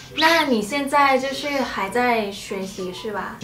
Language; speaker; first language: Chinese; non-native, fluent; Thai